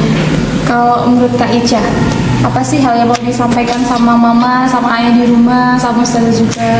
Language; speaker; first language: Indonesian; native; Indonesian